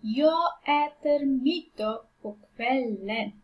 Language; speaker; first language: Swedish; non-native, fluent; Persian